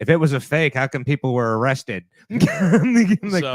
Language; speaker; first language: English; native; English